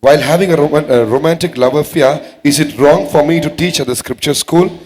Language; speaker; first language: English; non-native, local second language; Tamil